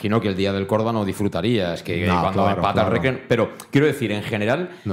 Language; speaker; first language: Spanish; native; Spanish